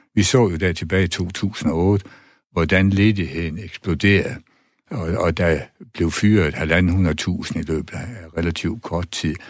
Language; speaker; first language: Danish; native; Danish